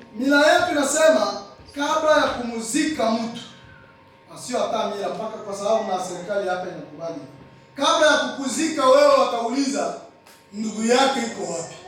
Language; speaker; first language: Swahili; non-native, local second language; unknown